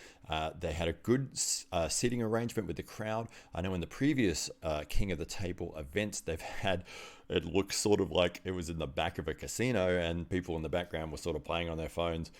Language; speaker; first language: English; native; English